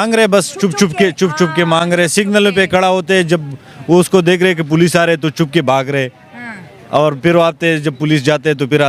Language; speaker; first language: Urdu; non-native, local second language; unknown